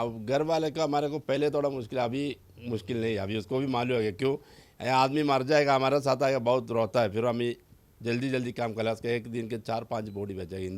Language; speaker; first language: Hindi; non-native, local second language; Malayalam